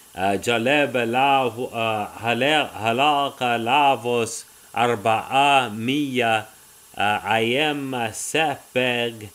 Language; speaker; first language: Arabic; non-native, learner; English